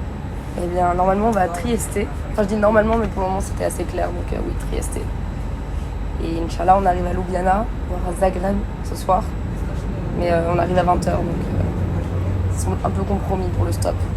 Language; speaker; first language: French; native; French